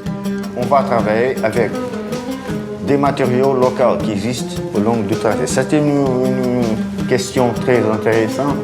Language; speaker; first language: French; non-native, fluent; Portuguese